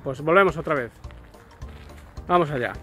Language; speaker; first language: Spanish; native; Spanish